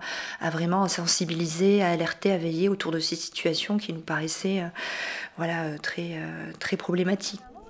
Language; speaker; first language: French; native; French